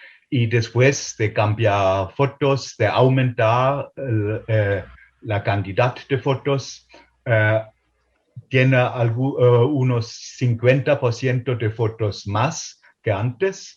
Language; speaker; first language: Spanish; non-native, fluent; German